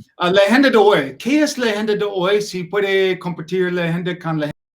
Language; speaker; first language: Spanish; non-native, learner; English